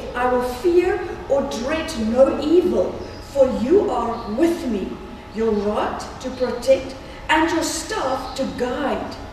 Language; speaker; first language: English; non-native, local second language; Afrikaans